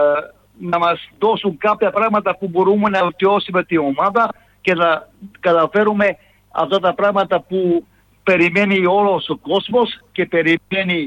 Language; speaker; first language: Greek; non-native, fluent; Serbian